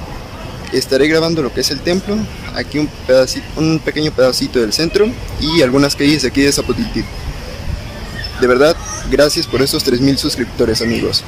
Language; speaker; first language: Spanish; native; Spanish